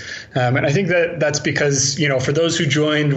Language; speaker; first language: English; native; English